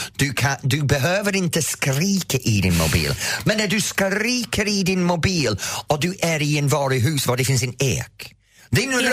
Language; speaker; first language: Swedish; native; Swedish